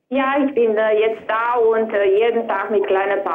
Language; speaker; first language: German; non-native, fluent; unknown